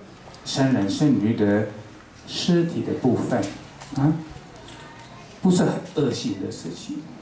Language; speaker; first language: Chinese; non-native, fluent; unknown